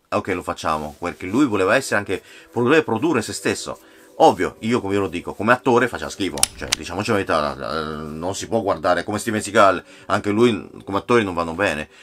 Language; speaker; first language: Italian; non-native, fluent; Korean